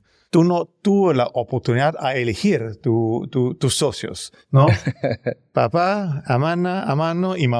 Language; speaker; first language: Spanish; non-native, learner; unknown